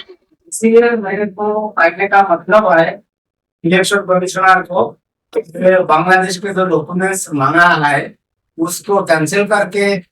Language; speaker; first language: Hindi; non-native, local second language; Bangla